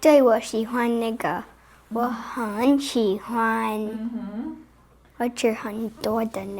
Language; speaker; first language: Chinese; non-native, learner; English